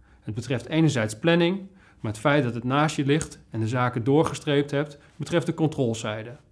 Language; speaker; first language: Dutch; native; Dutch